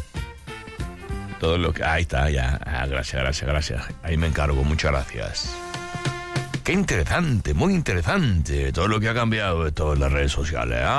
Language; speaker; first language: Spanish; native; Spanish